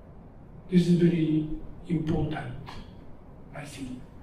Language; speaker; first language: English; non-native, learner; Japanese